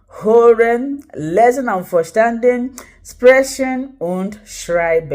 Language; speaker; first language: German; non-native, learner; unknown